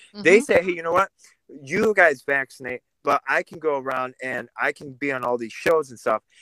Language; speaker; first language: English; early bilingual, other home language; Russian